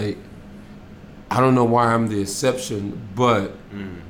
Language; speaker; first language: English; native; English